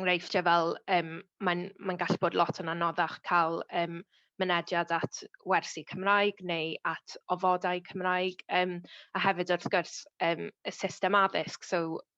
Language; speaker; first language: Welsh; native; Welsh